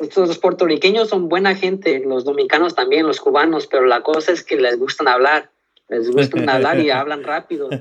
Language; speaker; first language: Spanish; early bilingual, heritage; Spanish